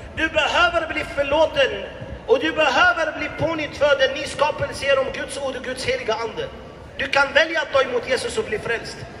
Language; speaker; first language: Swedish; non-native, fluent; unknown